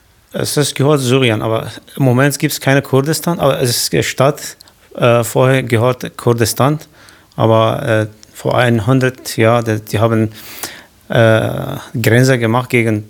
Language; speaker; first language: German; non-native, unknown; Kurdish